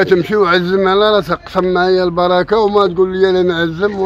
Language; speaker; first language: Arabic; native; Arabic